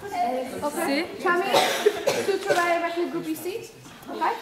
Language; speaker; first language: French; non-native, fluent; English